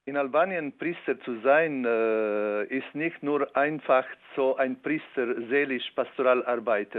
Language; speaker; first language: German; non-native, learner; Albanian